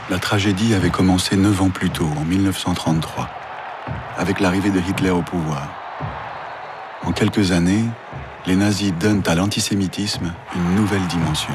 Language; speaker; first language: French; native; French